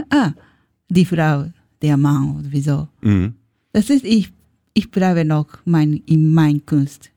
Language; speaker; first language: German; non-native, learner; Japanese